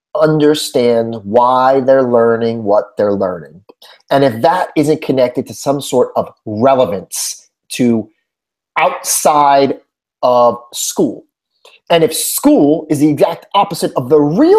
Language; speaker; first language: English; native; English